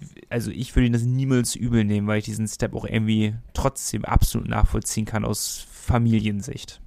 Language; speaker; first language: German; native; German